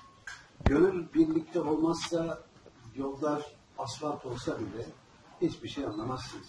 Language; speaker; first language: Turkish; native; Turkish